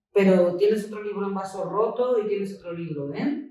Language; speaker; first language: Spanish; native; Spanish